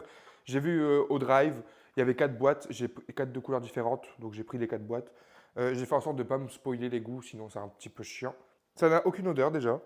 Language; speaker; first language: French; native; French